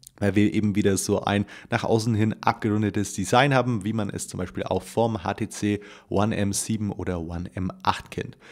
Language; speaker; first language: German; native; German